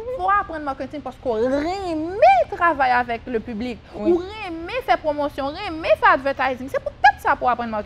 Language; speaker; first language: French; non-native, local second language; Haitian Creole